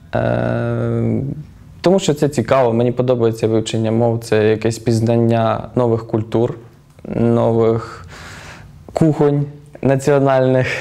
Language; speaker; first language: Ukrainian; native; Ukrainian